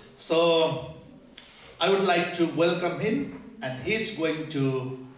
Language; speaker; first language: English; non-native, fluent; Nepali